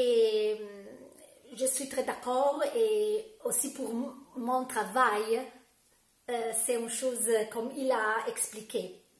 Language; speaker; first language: French; non-native, fluent; Italian